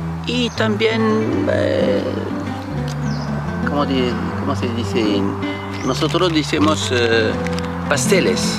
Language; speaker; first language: Spanish; non-native, learner; French